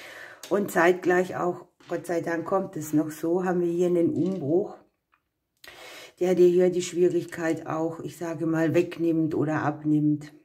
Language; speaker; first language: German; native; German